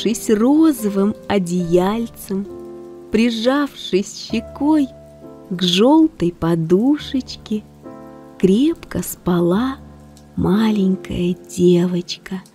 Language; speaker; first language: Russian; native; Russian